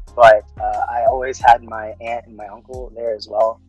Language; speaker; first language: English; early bilingual, other home language; Filipino